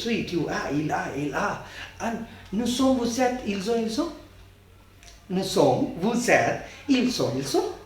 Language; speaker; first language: French; non-native, fluent; Hindi